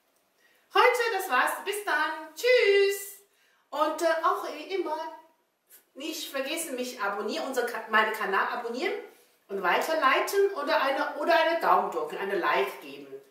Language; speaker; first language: German; non-native, learner; Chinese